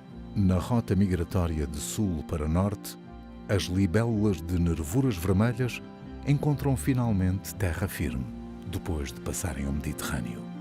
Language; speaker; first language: Portuguese; native; Portuguese